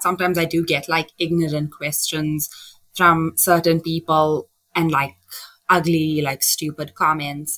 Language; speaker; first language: English; native; English